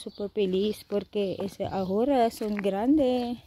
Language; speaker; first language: Spanish; non-native, learner; Filipino